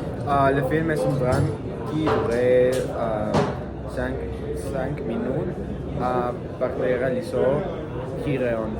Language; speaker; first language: French; non-native, learner; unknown